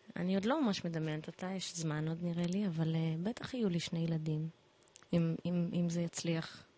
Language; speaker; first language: Hebrew; early bilingual, other home language; Russian